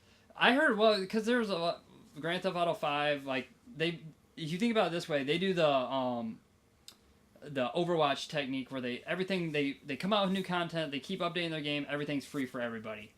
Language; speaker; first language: English; native; English